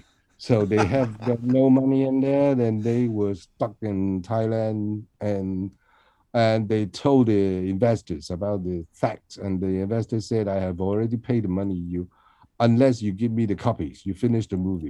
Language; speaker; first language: English; non-native, local second language; Cantonese